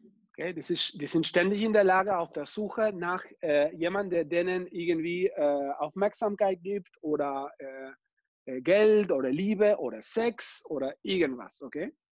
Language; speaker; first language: German; non-native, fluent; Spanish